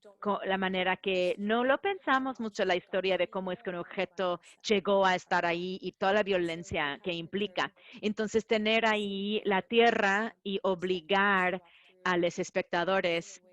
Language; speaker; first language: Spanish; non-native, fluent; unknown